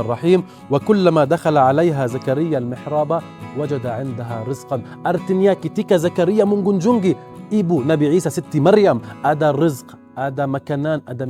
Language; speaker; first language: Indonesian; non-native, learner; Arabic